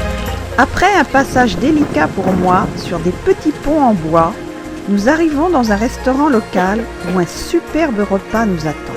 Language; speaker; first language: French; native; French